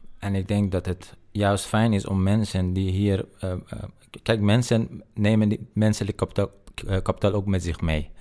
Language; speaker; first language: Dutch; non-native, fluent; Persian